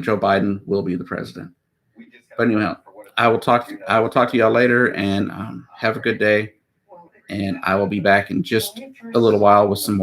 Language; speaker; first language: English; native; English